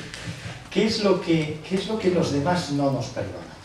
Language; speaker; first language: Spanish; native; Spanish